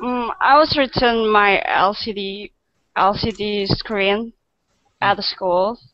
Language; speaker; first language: English; non-native, learner; Indonesian